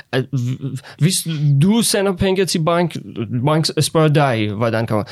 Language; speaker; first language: Danish; non-native, learner; Persian